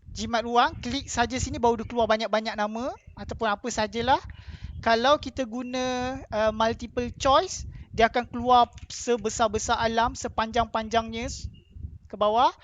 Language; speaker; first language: Malay; native; Malay